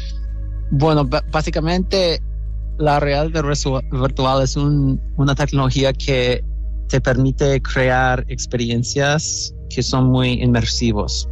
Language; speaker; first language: Spanish; non-native, fluent; English